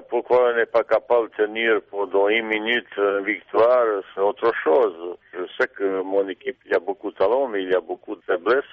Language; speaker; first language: French; non-native, fluent; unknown